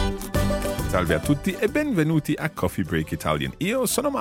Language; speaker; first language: Italian; non-native, fluent; English